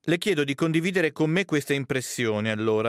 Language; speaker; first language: Italian; native; Italian